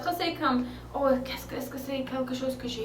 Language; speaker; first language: French; non-native, fluent; English